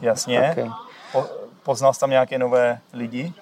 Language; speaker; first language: Czech; native; Czech